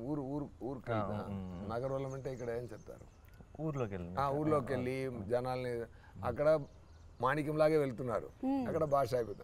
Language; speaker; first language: Telugu; non-native, learner; Tamil